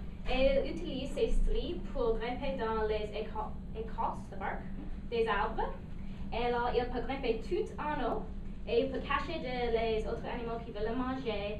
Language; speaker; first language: French; non-native, local second language; English